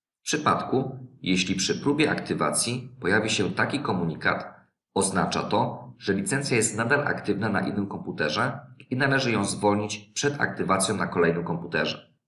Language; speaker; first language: Polish; native; Polish